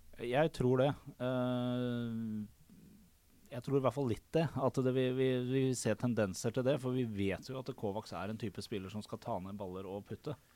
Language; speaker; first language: Norwegian; native; Norwegian